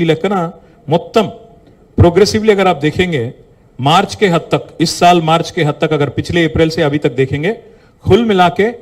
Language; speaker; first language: Hindi; non-native, local second language; Telugu